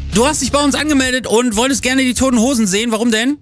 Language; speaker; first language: German; native; German